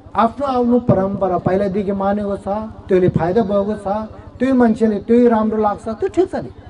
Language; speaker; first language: Nepali; non-native, local second language; Tibetan